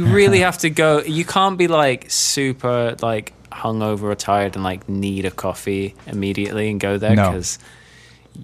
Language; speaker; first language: English; native; English